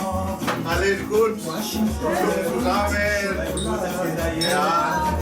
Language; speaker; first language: German; non-native, learner; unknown